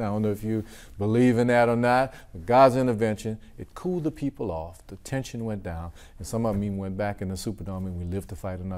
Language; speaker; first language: English; native; English